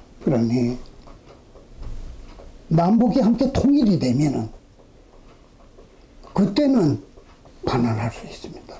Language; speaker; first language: Korean; native; Korean